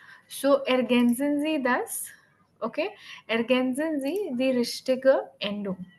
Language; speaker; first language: German; non-native, learner; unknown